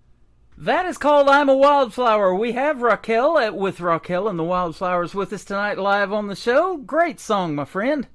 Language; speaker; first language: English; native; English